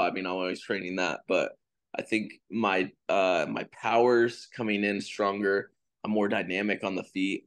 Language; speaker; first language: English; native; English